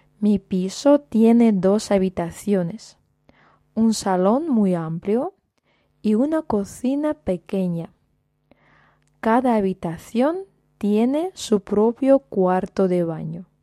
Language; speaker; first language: Spanish; non-native, fluent; Russian